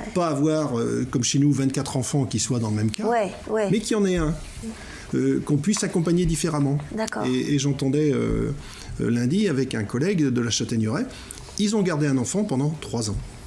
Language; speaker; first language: French; native; French